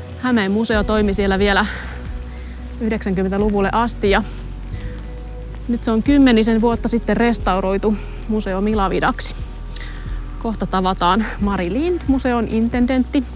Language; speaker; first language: Finnish; native; Finnish